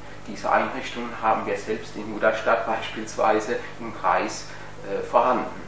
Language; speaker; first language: German; native; German